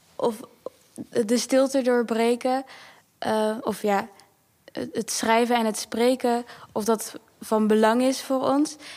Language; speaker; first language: Dutch; early bilingual, other home language; Kinyarwanda